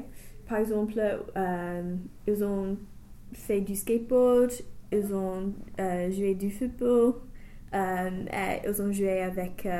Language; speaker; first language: French; non-native, learner; English